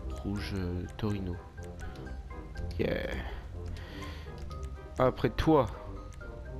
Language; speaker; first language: French; native; French